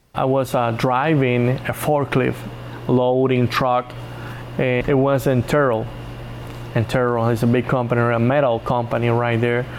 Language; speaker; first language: English; non-native, learner; Spanish